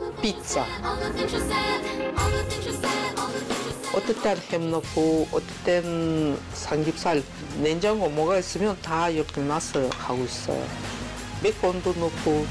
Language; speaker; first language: Korean; non-native, learner; Russian